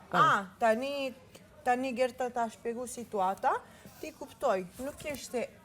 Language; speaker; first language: Albanian; early bilingual, heritage; Italian